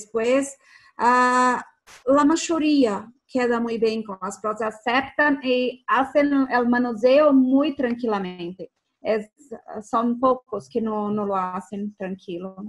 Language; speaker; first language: Spanish; non-native, fluent; Portuguese